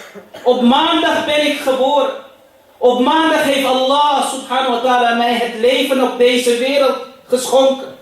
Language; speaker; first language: Dutch; early bilingual, other home language; Urdu